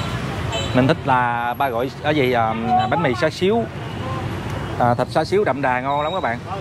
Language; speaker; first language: Vietnamese; native; Vietnamese